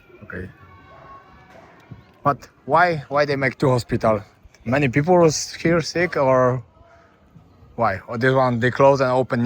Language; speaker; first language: English; non-native, learner; Polish